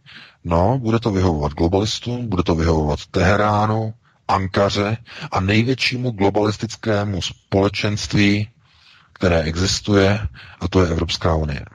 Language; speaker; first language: Czech; native; Czech